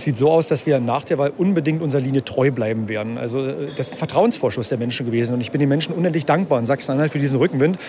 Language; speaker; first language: German; native; German